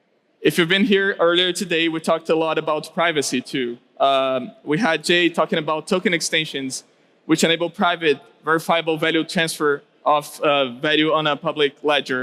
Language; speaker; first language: English; non-native, local second language; Portuguese